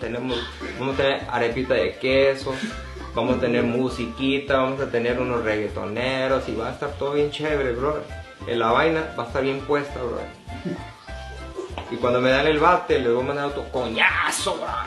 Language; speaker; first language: Spanish; native; Spanish